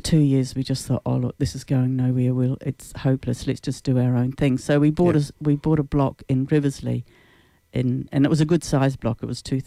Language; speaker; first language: English; native; English